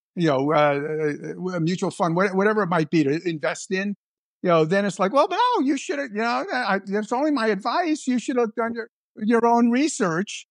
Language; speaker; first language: English; native; English